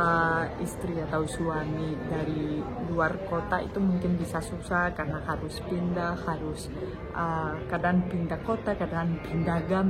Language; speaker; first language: Indonesian; non-native, fluent; Spanish